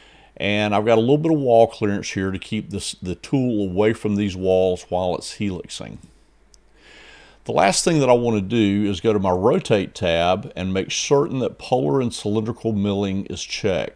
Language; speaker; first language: English; native; English